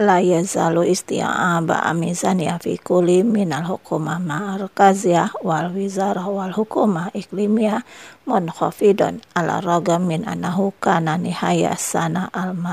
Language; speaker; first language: Arabic; non-native, fluent; Indonesian